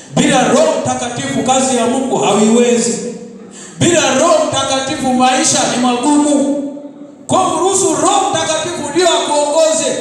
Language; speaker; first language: Swahili; non-native, local second language; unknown